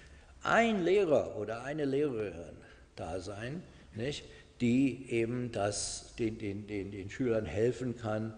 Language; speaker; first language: German; non-native, fluent; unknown